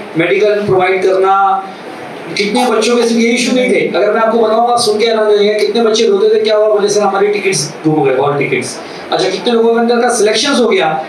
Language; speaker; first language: Hindi; native; Hindi